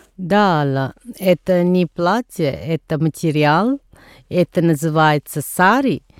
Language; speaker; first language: Russian; non-native, fluent; Tamil